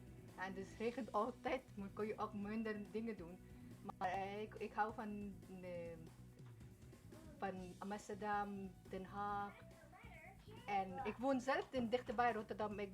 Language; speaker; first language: Dutch; early bilingual, other home language; Persian